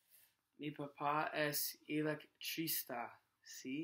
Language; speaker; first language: Spanish; non-native, learner; English